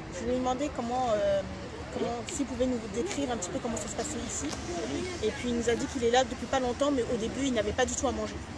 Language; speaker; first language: French; native; French